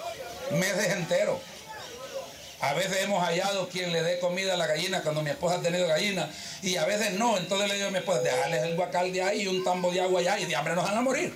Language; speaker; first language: Spanish; native; Spanish